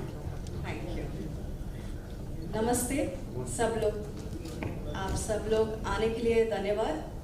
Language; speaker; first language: Hindi; non-native, local second language; Kannada